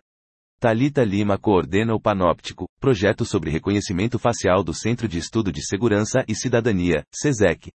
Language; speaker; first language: Portuguese; native; Portuguese